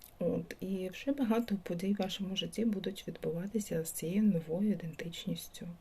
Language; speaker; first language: Ukrainian; non-native, local second language; Russian